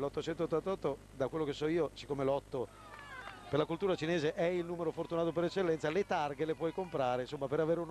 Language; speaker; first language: Italian; native; Italian